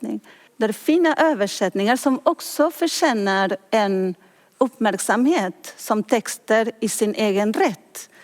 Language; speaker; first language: Swedish; non-native, fluent; Spanish